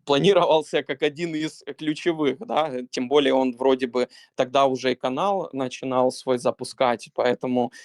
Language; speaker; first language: Russian; native; Russian